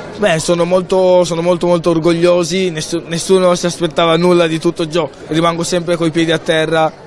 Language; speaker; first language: Italian; early bilingual, other home language; Wolof